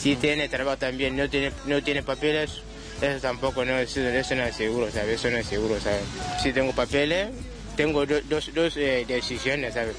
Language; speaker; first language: Spanish; non-native, learner; Wolof